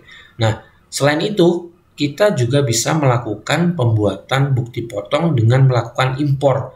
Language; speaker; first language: Indonesian; native; Indonesian